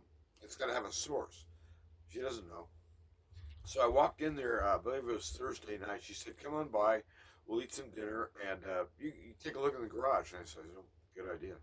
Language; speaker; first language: English; native; English